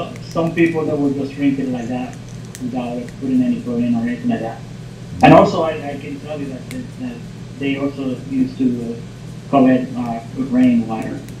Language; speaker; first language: English; non-native, fluent; Spanish